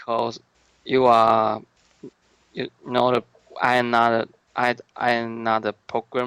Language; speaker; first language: English; non-native, learner; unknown